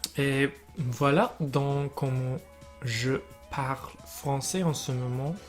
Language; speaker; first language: French; non-native, learner; English